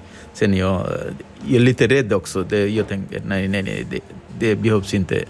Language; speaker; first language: Swedish; non-native, learner; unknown